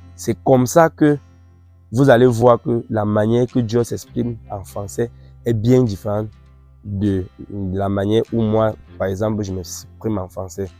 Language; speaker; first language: French; non-native, local second language; Ghomala